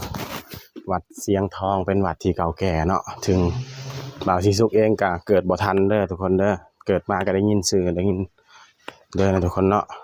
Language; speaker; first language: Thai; non-native, local second language; Northeastern Thai